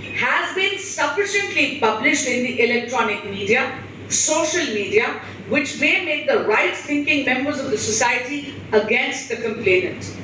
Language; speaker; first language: English; non-native, local second language; Hindi